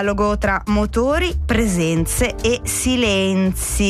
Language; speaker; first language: Italian; native; Italian